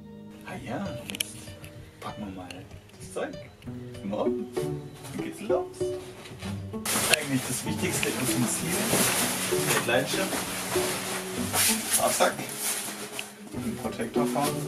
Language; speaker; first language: German; native; German